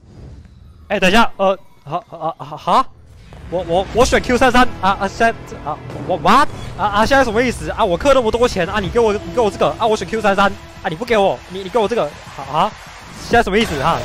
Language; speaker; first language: Chinese; native; Chinese